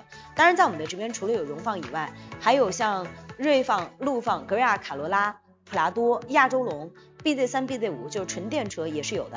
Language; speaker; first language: Chinese; native; Chinese